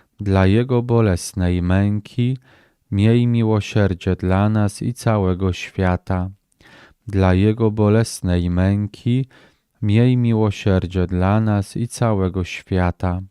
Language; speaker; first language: Polish; native; Polish